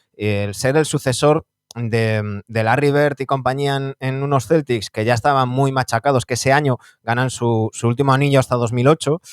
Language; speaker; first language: Spanish; native; Spanish